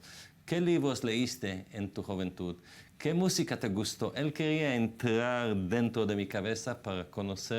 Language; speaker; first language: Spanish; non-native, fluent; Hebrew